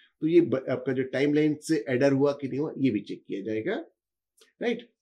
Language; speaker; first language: Hindi; native; Hindi